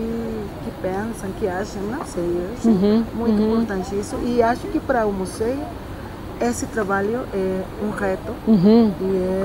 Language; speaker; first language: Portuguese; non-native, fluent; Spanish